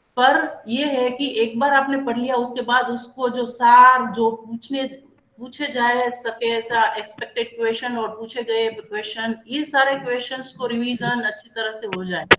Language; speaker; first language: Hindi; non-native, local second language; Gujarati